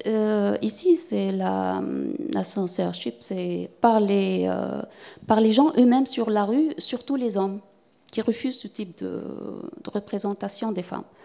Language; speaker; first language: French; non-native, fluent; Arabic